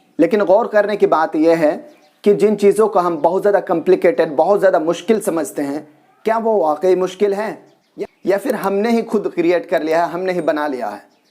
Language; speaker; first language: Urdu; native; Urdu